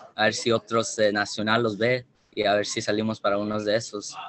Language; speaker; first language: Spanish; early bilingual, heritage; Spanish